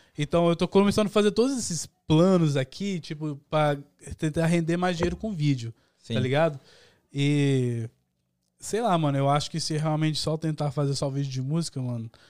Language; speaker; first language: Portuguese; early bilingual, heritage; Portuguese